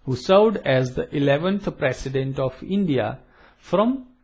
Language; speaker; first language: English; non-native, local second language; Gujarati